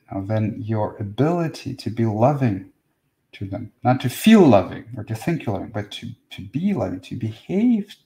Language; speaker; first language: English; non-native, fluent; Russian